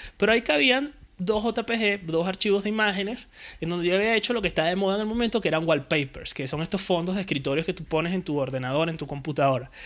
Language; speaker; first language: Spanish; native; Spanish